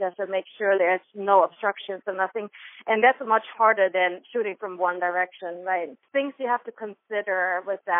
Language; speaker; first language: English; non-native, fluent; German